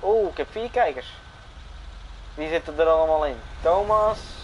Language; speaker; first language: Dutch; early bilingual, other home language; Bosnian